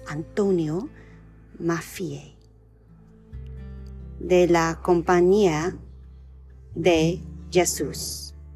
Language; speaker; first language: Spanish; non-native, learner; English